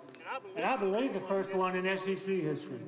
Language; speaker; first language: English; native; English